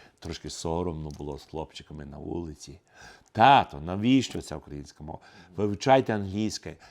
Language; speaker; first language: Ukrainian; early bilingual, heritage; Ukrainian